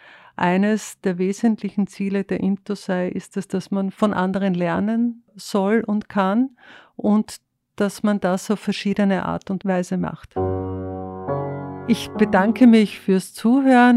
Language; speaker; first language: German; native; German